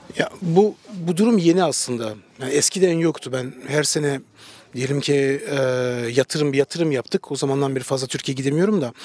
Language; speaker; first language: Turkish; early bilingual, heritage; Turkish